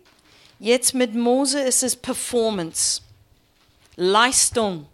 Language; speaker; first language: German; non-native, learner; English